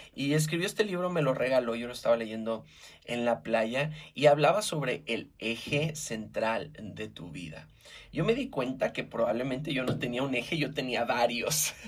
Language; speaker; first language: Spanish; native; Spanish